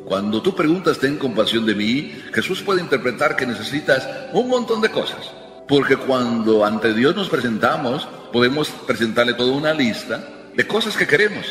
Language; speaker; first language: Spanish; native; Spanish